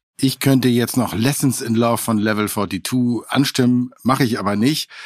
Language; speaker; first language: German; native; German